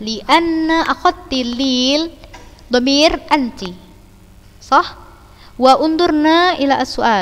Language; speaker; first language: Arabic; non-native, fluent; Indonesian